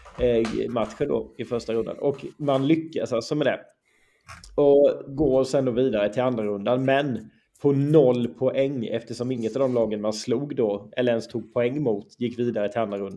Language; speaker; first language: Swedish; native; Swedish